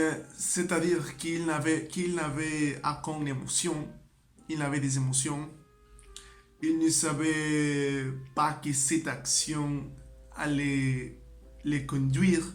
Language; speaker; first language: French; non-native, learner; Spanish